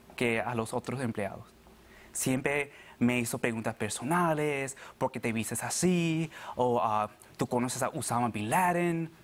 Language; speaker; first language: Spanish; early bilingual, other home language; Arabic